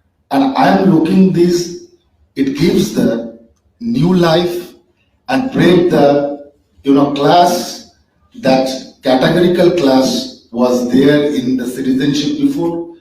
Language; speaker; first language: English; non-native, local second language; Bangla